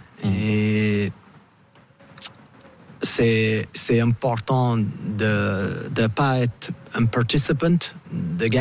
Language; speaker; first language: French; non-native, fluent; English